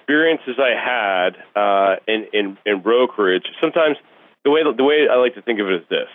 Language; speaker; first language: English; early bilingual, other home language; Russian